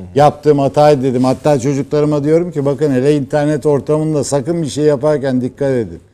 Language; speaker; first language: Turkish; native; Turkish